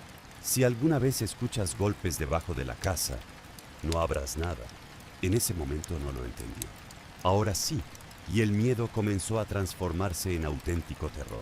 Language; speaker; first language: Spanish; native; Spanish